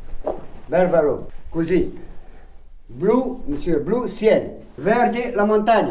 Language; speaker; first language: Italian; non-native, learner; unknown